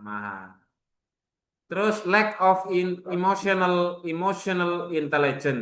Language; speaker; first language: English; non-native, learner; Indonesian